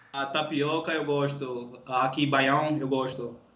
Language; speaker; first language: Portuguese; non-native, learner; Urdu